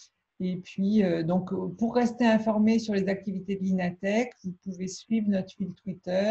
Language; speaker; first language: French; native; French